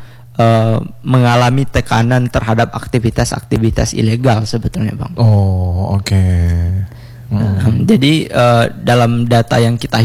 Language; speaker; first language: Indonesian; non-native, local second language; Minangkabau